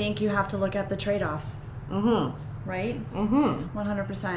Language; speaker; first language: English; native; English